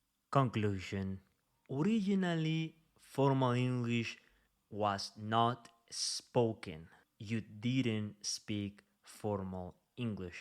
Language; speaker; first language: English; non-native, fluent; Spanish